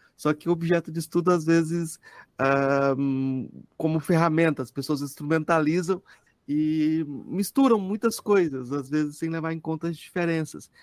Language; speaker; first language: Portuguese; native; Portuguese